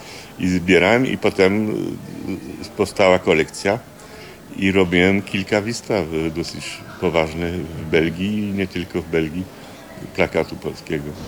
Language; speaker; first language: Polish; early bilingual, heritage; French